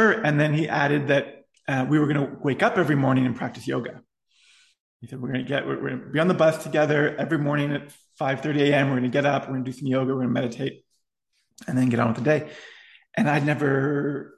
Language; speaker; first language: English; native; English